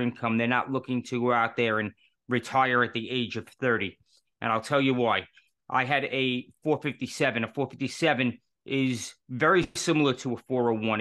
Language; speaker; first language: English; native; English